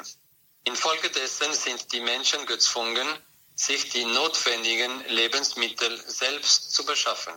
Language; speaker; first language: German; non-native, fluent; French